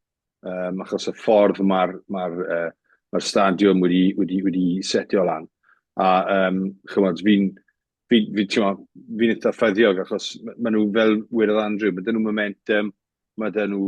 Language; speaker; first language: Welsh; native; Welsh